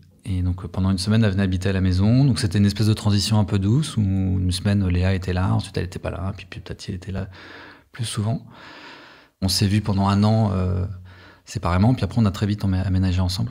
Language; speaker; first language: French; native; French